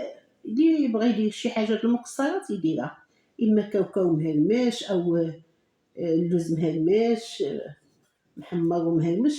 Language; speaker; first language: Arabic; native; Arabic